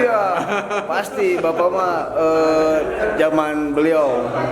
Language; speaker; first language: Indonesian; native; Indonesian